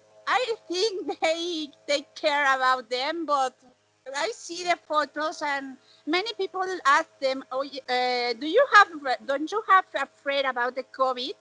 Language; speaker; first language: English; non-native, learner; Spanish